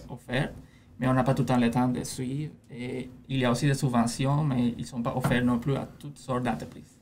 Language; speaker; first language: French; non-native, fluent; Spanish